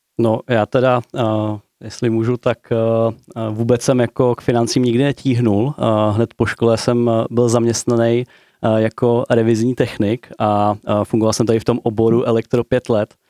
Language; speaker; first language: Czech; native; Czech